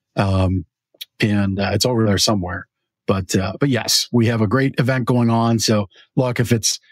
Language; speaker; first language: English; native; English